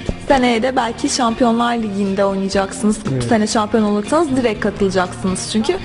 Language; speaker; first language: Turkish; native; Turkish